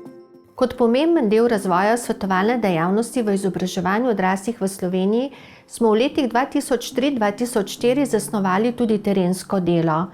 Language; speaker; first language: Slovenian; native; Slovenian